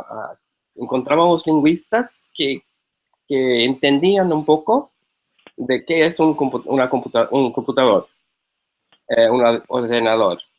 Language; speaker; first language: Spanish; non-native, fluent; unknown